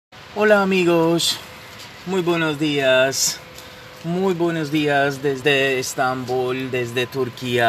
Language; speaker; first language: Spanish; non-native, fluent; Turkish